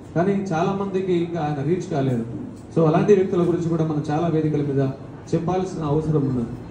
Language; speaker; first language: Telugu; non-native, local second language; Lambadi